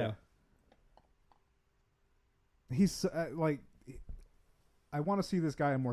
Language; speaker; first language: English; native; English